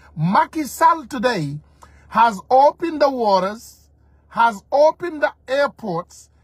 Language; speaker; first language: English; non-native, fluent; Wolof